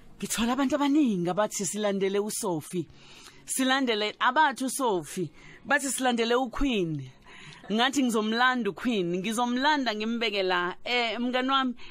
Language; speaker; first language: Zulu; native; Zulu